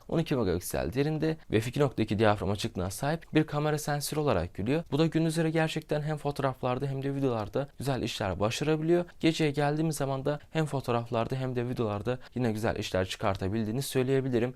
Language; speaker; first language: Turkish; native; Turkish